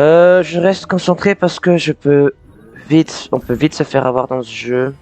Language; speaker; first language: French; native; French